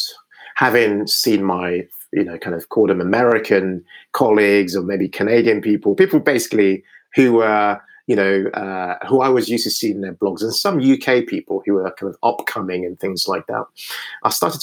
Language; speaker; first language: English; non-native, local second language; Yoruba